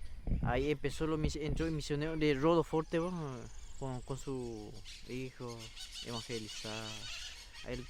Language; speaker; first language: Spanish; non-native, local second language; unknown